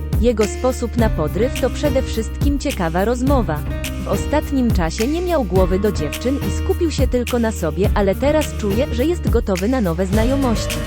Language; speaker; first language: Polish; native; Polish